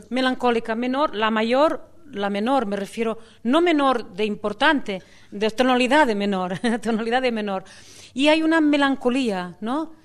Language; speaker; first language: Spanish; non-native, local second language; Catalan